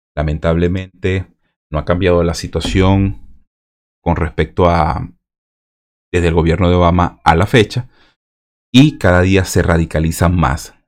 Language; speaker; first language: Spanish; native; Spanish